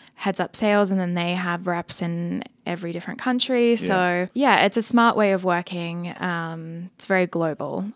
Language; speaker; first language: English; native; English